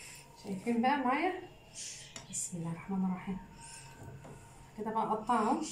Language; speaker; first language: Arabic; native; Arabic